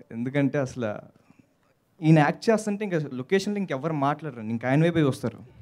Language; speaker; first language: Telugu; native; Telugu